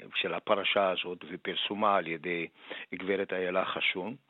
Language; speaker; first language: Hebrew; native; Hebrew